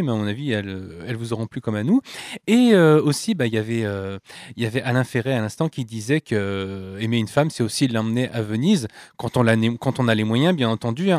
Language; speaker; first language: French; native; French